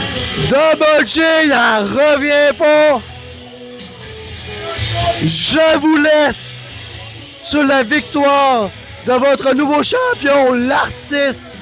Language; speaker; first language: French; native; French